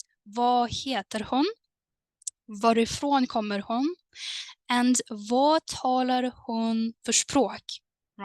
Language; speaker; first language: Swedish; non-native, fluent; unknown